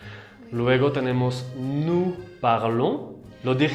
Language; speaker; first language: Spanish; non-native, fluent; French